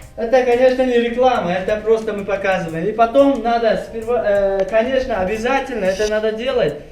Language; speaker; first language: Russian; non-native, local second language; Tajik